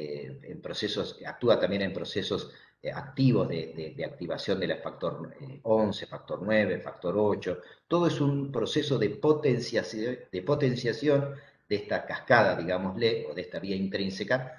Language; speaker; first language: Spanish; native; Spanish